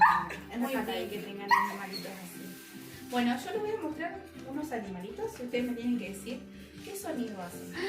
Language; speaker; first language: Spanish; native; Spanish